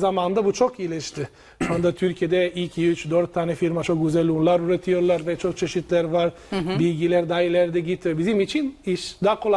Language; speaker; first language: Turkish; non-native, learner; Italian